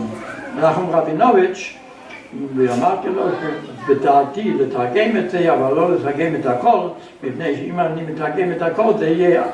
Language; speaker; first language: Hebrew; non-native, fluent; German